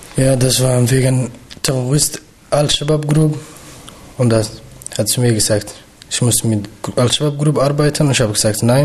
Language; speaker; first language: German; non-native, learner; Somali